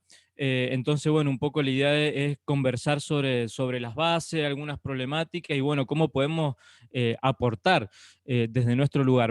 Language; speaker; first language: Spanish; native; Spanish